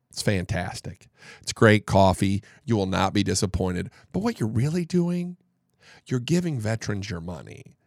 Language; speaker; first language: English; native; English